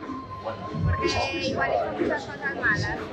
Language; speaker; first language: Spanish; native; Spanish